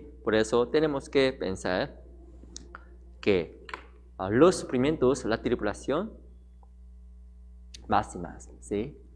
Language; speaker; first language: Spanish; non-native, learner; Korean